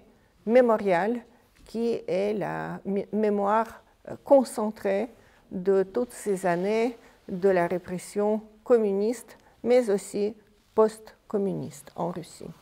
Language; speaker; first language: French; non-native, fluent; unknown